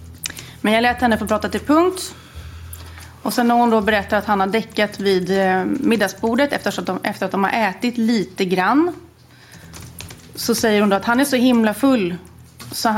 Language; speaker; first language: Swedish; native; Swedish